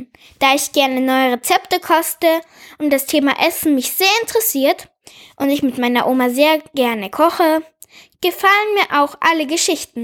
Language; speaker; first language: German; native; German